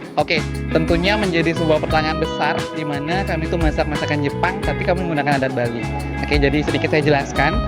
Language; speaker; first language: Indonesian; native; Indonesian